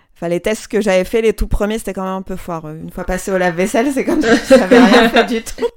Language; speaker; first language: French; non-native, local second language; Arabic